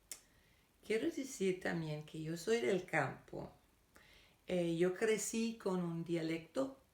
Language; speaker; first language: Spanish; non-native, fluent; Danish